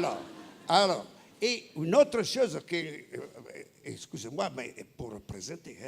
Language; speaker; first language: French; non-native, fluent; Italian